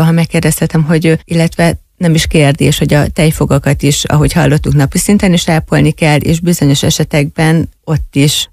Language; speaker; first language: Hungarian; native; Hungarian